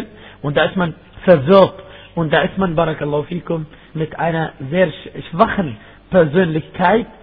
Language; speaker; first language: German; non-native, fluent; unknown